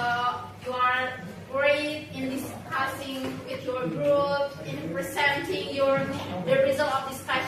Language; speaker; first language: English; non-native, learner; Indonesian